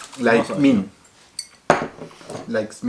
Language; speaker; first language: English; non-native, learner; Spanish